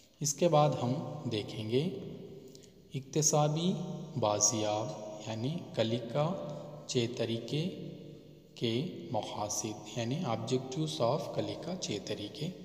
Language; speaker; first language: Urdu; native; Urdu